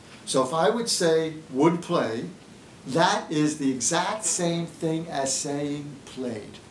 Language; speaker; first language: English; native; English